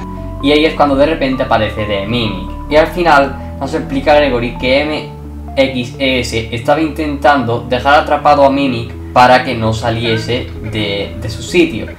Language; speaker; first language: Spanish; native; Spanish